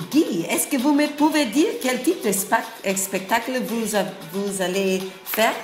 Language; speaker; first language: French; non-native, learner; English